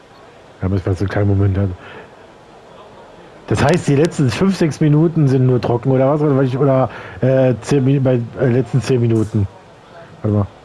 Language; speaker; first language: German; native; German